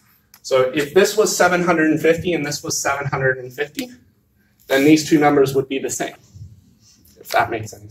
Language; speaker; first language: English; native; English